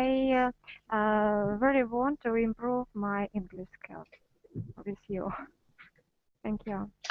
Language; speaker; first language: English; non-native, learner; Russian